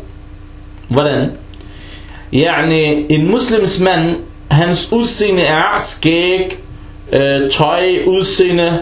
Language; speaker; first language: Danish; early bilingual, other home language; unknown